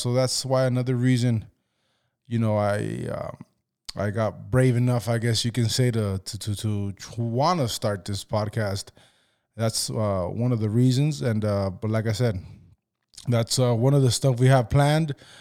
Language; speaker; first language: English; early bilingual, other home language; Spanish